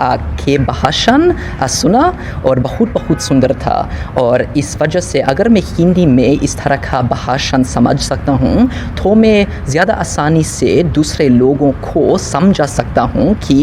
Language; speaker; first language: Hindi; non-native, learner; English